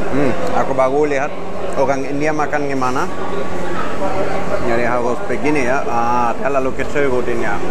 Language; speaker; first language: Indonesian; non-native, fluent; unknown